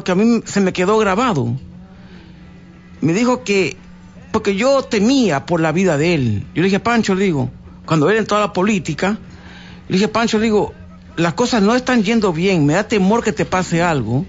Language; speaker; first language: Spanish; native; Spanish